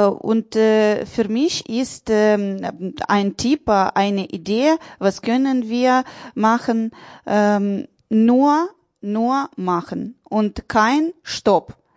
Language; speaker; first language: German; non-native, learner; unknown